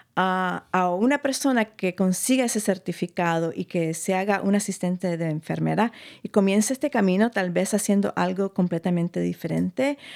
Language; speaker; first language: Spanish; native; Spanish